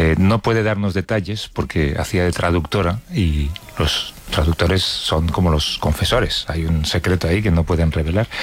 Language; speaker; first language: Spanish; native; Spanish